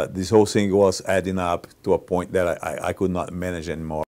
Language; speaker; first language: English; non-native, fluent; Portuguese